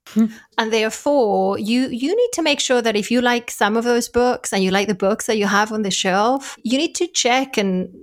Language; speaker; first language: English; non-native, fluent; Spanish